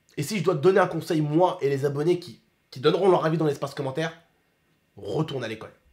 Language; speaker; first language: French; early bilingual, other home language; Arabic